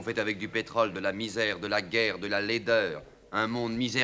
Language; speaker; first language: French; native; French